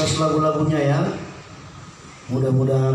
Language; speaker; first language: Indonesian; native; Indonesian